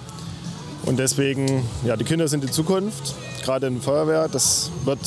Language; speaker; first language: German; native; German